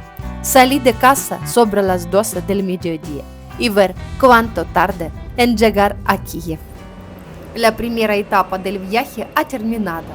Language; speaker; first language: Spanish; non-native, learner; Ukrainian